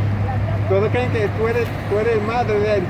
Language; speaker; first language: Spanish; non-native, learner; English